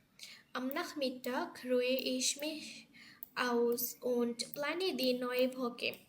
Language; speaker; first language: German; non-native, learner; Bangla